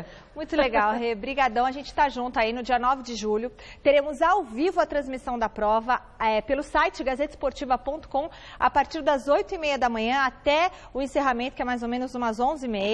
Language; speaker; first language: Portuguese; native; Portuguese